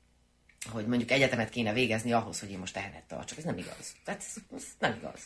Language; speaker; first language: Hungarian; native; Hungarian